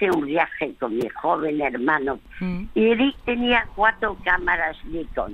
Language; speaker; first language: Spanish; early bilingual, other home language; French